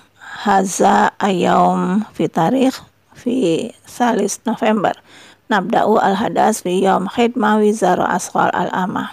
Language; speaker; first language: Arabic; non-native, fluent; Indonesian